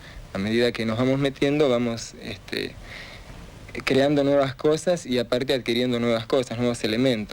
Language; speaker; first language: Spanish; non-native, local second language; Ukrainian